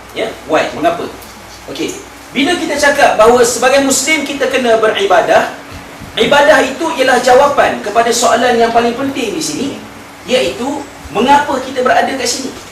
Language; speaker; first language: Malay; native; Malay